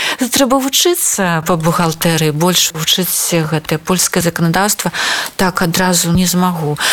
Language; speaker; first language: Belarusian; non-native, local second language; Russian